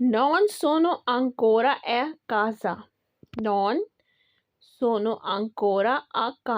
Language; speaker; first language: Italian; non-native, learner; Urdu